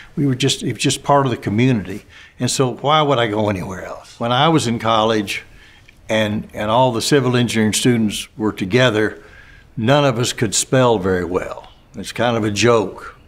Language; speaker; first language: English; native; English